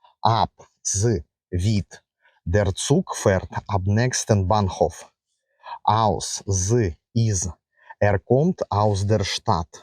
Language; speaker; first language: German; non-native, fluent; Ukrainian